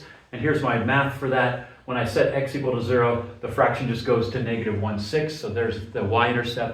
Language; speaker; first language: English; native; English